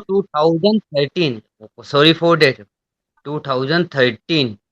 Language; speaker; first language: English; non-native, learner; Hindi